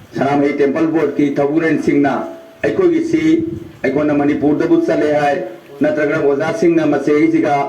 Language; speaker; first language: Manipuri; early bilingual, heritage; Manipuri